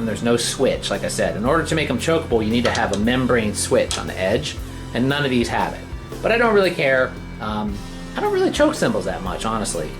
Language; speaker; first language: English; native; English